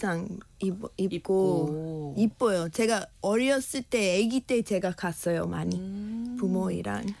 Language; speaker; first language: Korean; non-native, learner; English